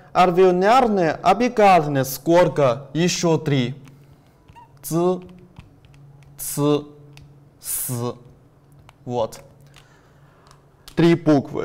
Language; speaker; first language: Russian; non-native, learner; Chinese